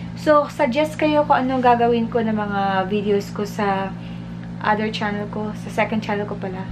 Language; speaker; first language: Filipino; native; Filipino